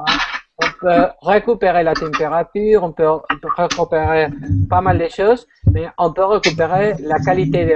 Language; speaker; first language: French; non-native, fluent; Spanish